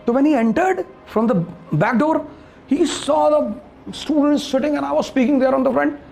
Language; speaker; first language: English; non-native, local second language; Hindi